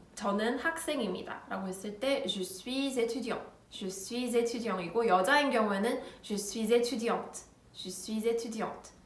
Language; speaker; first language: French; non-native, fluent; Korean